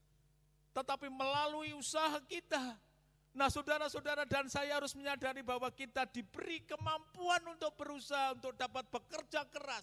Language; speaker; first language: Indonesian; native; Indonesian